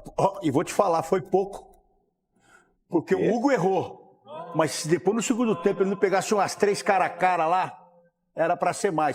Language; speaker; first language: Portuguese; native; Portuguese